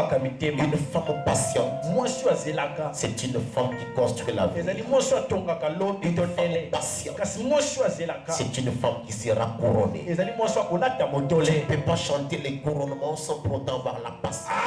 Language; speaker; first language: French; non-native, local second language; Lingala